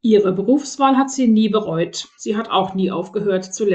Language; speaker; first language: German; native; German